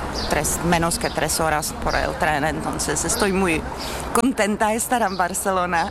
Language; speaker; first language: Spanish; non-native, fluent; Czech